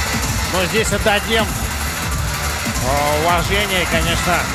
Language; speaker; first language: Russian; native; Russian